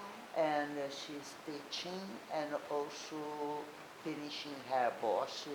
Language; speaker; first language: English; non-native, learner; Portuguese